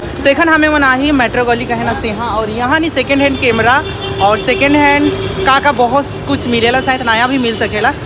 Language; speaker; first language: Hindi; non-native, local second language; Sadri